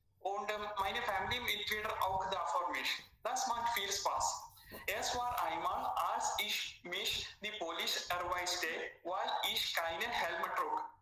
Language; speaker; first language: German; non-native, learner; Malayalam